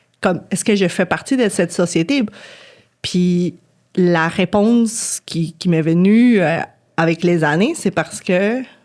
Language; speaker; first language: French; non-native, fluent; Spanish